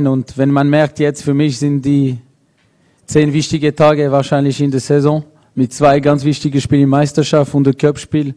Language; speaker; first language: German; non-native, local second language; French